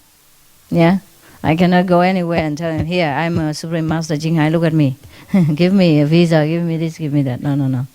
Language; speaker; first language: English; non-native, fluent; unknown